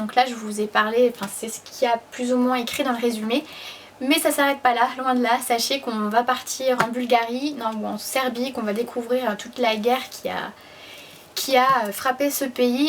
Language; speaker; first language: French; native; French